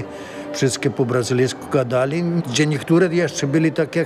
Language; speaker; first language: Polish; early bilingual, heritage; Polish